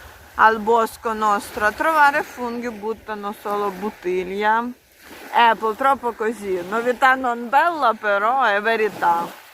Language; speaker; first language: Italian; non-native, learner; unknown